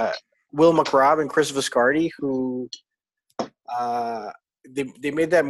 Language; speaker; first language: English; non-native, local second language; Filipino